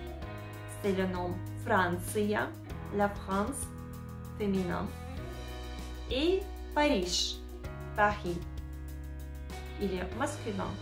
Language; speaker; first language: French; non-native, fluent; Russian